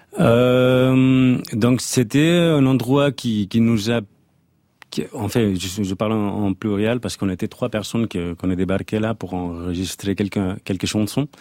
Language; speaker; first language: French; non-native, fluent; Catalan